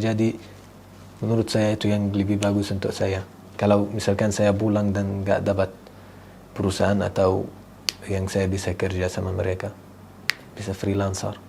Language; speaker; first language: Indonesian; non-native, fluent; Arabic